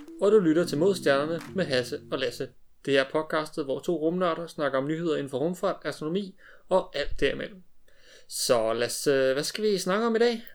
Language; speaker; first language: Danish; native; Danish